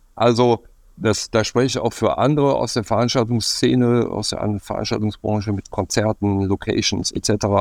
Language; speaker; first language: German; native; German